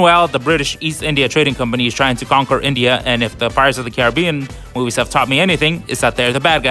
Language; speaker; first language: English; native; English